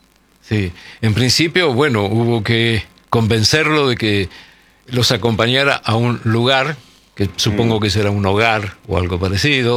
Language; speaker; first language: Spanish; native; Spanish